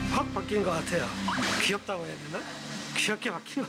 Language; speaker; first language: Korean; native; Korean